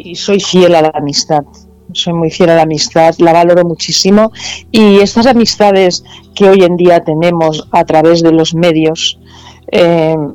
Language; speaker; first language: Spanish; native; Spanish